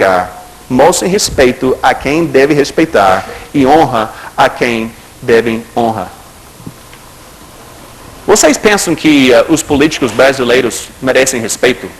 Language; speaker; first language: Portuguese; non-native, fluent; English